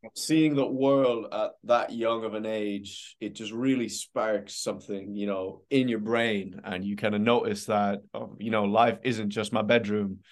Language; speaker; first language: English; native; English